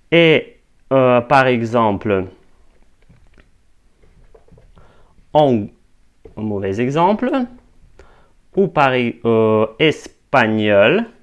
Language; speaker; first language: French; non-native, fluent; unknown